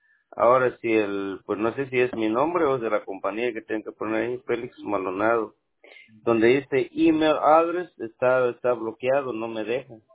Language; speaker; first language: Spanish; native; Spanish